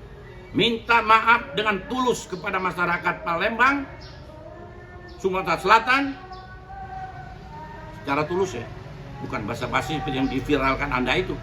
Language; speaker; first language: Indonesian; native; Indonesian